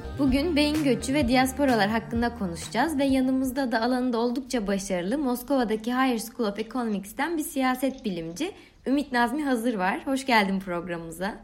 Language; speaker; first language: Turkish; native; Turkish